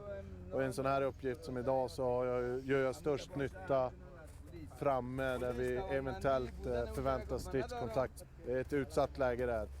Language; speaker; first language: Swedish; native; Swedish